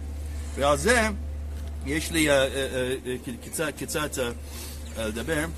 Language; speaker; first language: Hebrew; non-native, learner; English